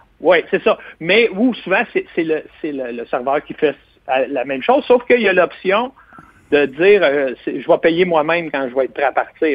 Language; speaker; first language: French; native; French